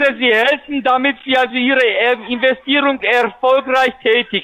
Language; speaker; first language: German; non-native, fluent; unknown